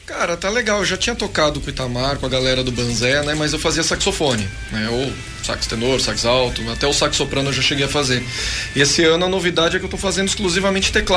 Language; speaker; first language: Portuguese; native; Portuguese